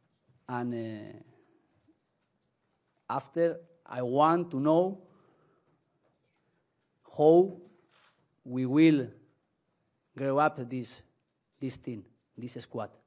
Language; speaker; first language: English; non-native, learner; Spanish